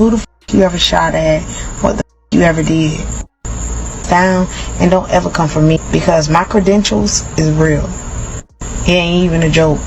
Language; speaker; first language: English; native; English